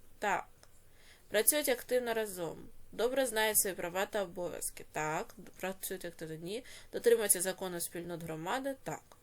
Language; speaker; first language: Ukrainian; native; Ukrainian